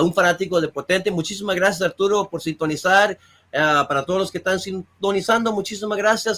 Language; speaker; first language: Spanish; early bilingual, heritage; Spanish